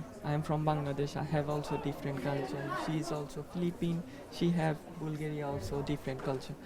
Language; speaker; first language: English; non-native, fluent; Bangla